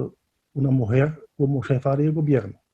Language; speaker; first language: Spanish; non-native, fluent; German